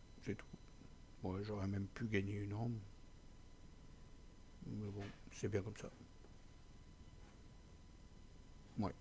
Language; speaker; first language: French; native; French